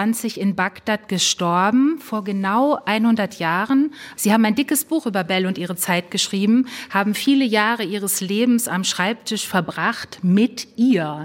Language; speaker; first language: German; native; German